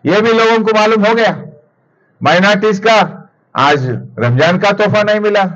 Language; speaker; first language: Hindi; non-native, local second language; Telugu